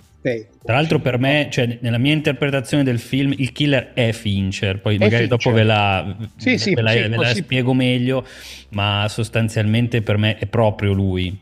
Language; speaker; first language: Italian; native; Italian